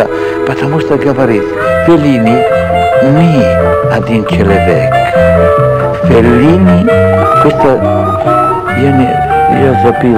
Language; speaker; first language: Russian; non-native, learner; Italian